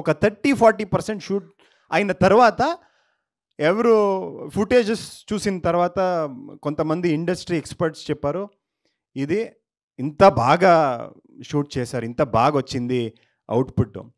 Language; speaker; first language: Telugu; non-native, learner; Kannada